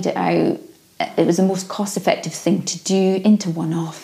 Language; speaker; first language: English; native; English